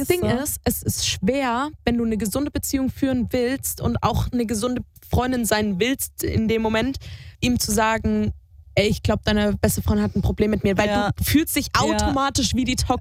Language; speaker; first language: German; native; German